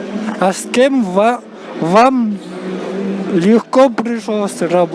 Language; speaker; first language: Russian; non-native, local second language; Kyrgyz